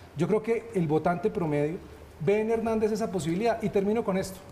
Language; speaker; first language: Spanish; native; Spanish